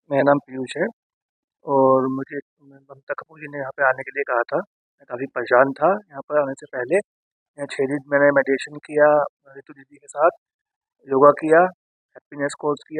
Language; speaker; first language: Hindi; native; Hindi